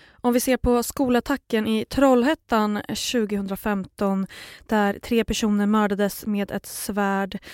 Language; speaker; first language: Swedish; native; Swedish